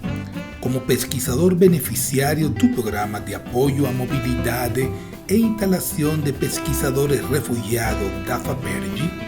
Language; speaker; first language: Portuguese; non-native, fluent; Spanish